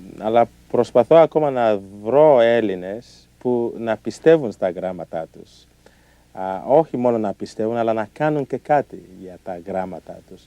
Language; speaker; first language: Greek; native; Greek